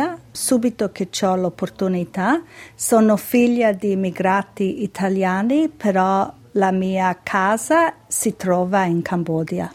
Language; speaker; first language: Italian; early bilingual, heritage; Italian